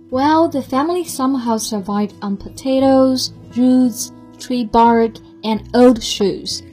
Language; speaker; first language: English; non-native, fluent; Chinese